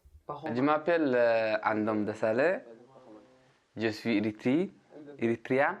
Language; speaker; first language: French; non-native, learner; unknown